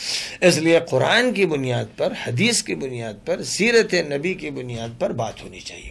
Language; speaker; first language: Urdu; native; Urdu